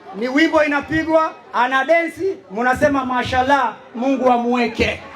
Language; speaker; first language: Swahili; native; Swahili